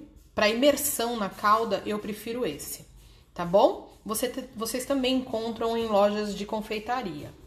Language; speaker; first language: Portuguese; native; Portuguese